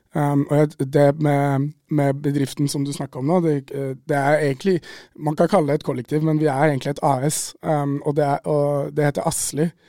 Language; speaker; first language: Norwegian; native; Norwegian